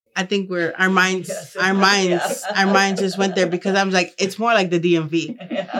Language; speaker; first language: English; early bilingual, other home language; Spanish